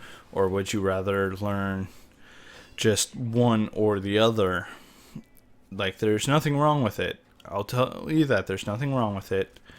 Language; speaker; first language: English; native; English